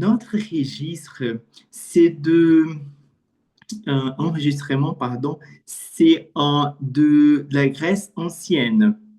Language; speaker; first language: French; non-native, learner; Portuguese